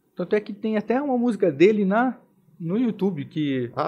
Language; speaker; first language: Portuguese; native; Portuguese